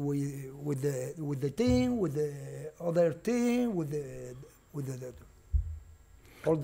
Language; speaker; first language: English; non-native, learner; Portuguese